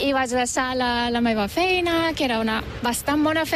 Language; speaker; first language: Catalan; non-native, fluent; Turkish